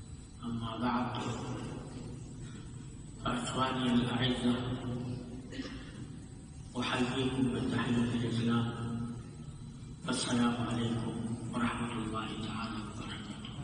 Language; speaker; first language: Arabic; non-native, fluent; Urdu